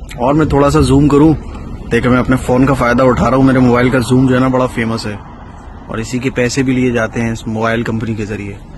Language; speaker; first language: Urdu; native; Urdu